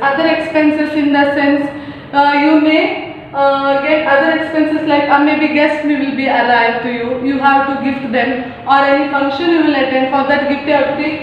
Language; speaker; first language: English; non-native, local second language; Kannada